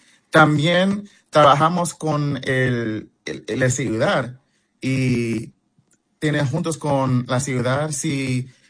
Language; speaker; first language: Spanish; early bilingual, heritage; Spanish